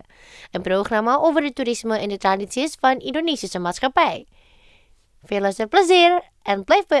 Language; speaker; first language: Dutch; non-native, fluent; Indonesian